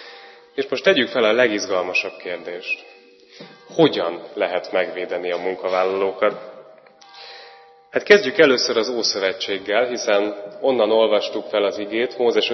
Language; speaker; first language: Hungarian; native; Hungarian